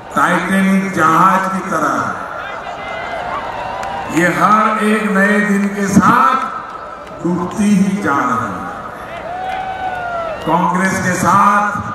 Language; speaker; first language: Hindi; non-native, local second language; Gujarati